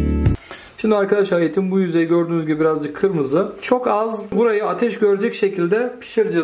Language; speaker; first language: Turkish; native; Turkish